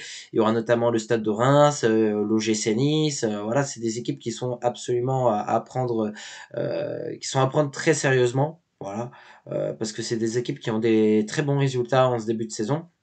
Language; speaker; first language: French; native; French